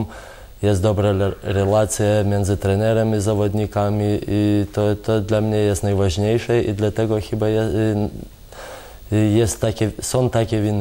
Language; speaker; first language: Polish; non-native, fluent; Lithuanian